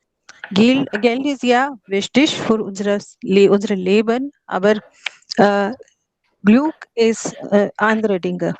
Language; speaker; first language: German; non-native, learner; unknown